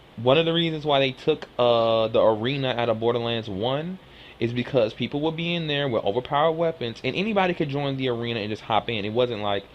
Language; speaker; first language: English; native; English